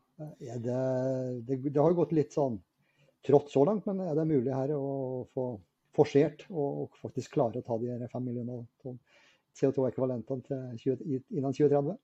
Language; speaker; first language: Norwegian; native; Norwegian